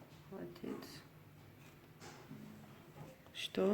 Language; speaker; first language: Russian; non-native, learner; Tajik